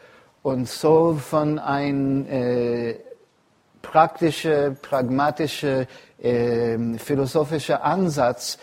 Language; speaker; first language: German; non-native, fluent; English